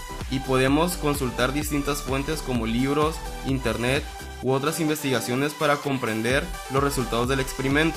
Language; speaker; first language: Spanish; native; Spanish